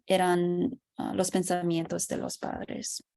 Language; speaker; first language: Spanish; non-native, fluent; English